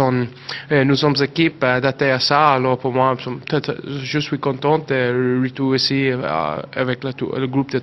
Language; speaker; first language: French; non-native, learner; English